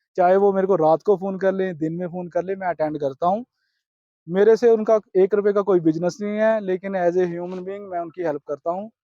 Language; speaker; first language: Hindi; non-native, local second language; Punjabi